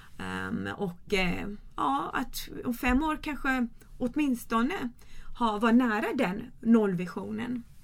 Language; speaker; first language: Swedish; early bilingual, other home language; Kurdish